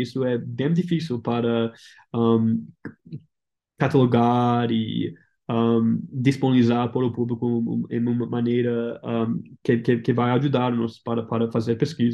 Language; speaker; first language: Portuguese; non-native, learner; English